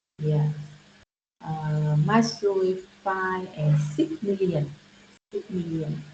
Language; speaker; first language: English; non-native, learner; Vietnamese